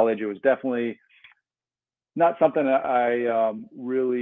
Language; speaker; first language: English; native; English